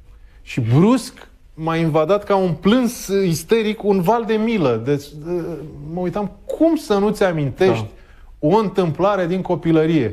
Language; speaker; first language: Romanian; native; Romanian